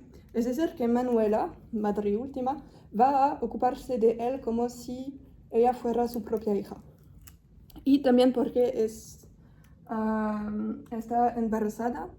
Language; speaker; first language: Spanish; non-native, fluent; French